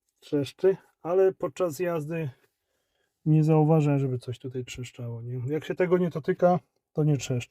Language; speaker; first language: Polish; native; Polish